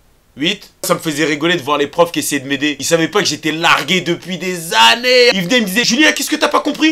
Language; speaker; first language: French; native; French